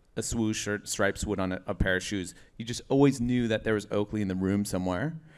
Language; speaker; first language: English; native; English